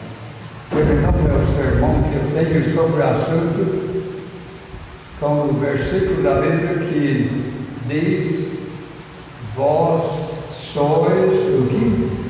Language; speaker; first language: Portuguese; non-native, fluent; English